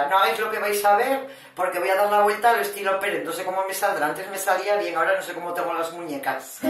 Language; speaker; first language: Spanish; native; Spanish